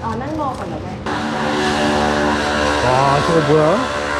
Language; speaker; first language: Korean; native; Korean